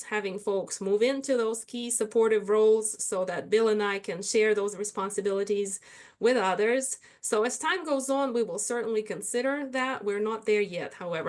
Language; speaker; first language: English; non-native, fluent; Russian